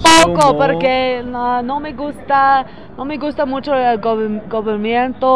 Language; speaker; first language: Spanish; non-native, learner; English